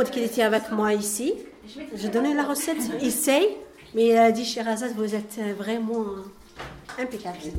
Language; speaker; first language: French; non-native, learner; Arabic